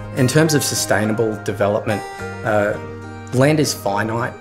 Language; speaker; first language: English; native; English